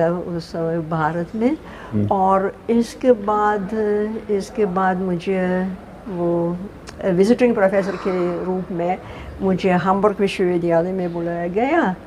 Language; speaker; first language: Hindi; non-native, fluent; Russian